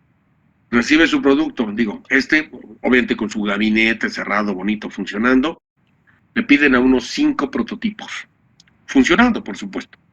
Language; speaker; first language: Spanish; native; Spanish